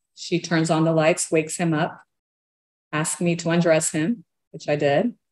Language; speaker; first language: English; early bilingual, other home language; Portuguese